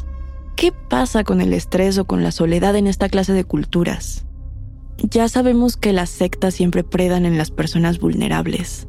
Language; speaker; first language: Spanish; native; Spanish